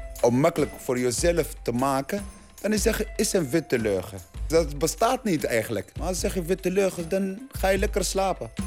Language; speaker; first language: Dutch; non-native, learner; Arabic